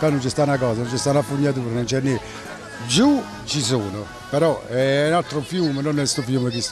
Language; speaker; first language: Italian; native; Italian